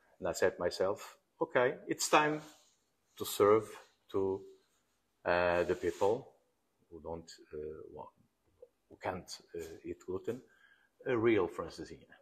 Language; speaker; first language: English; non-native, fluent; Portuguese